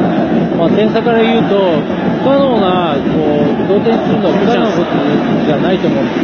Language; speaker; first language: Japanese; native; Japanese